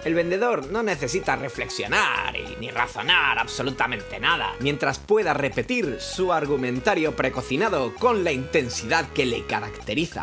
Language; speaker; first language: Spanish; native; Spanish